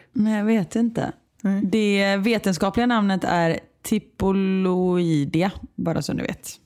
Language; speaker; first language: Swedish; native; Swedish